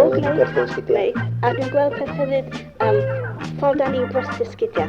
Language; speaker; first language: Welsh; native; Welsh